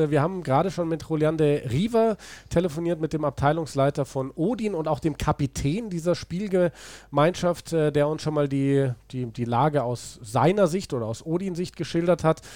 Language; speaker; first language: German; native; German